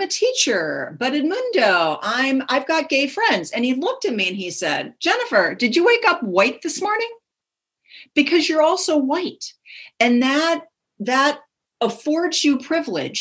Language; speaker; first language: English; native; English